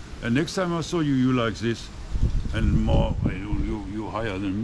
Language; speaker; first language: English; non-native, learner; German